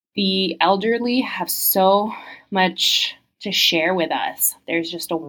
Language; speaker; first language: English; early bilingual, other home language; French